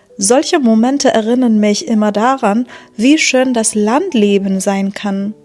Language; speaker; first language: German; non-native, fluent; Persian